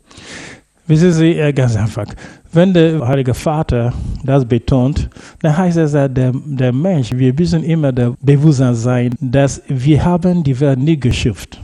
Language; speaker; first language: German; non-native, fluent; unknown